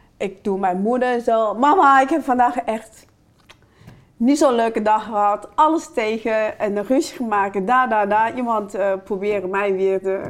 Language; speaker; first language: Dutch; non-native, fluent; Chinese